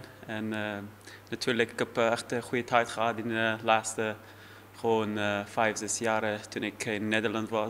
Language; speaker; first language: Dutch; non-native, fluent; Persian